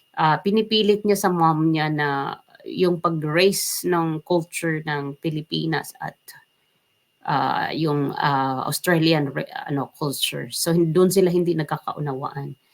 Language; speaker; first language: Filipino; native; Filipino